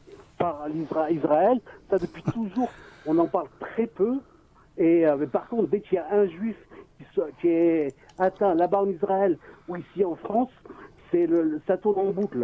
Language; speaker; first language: French; native; French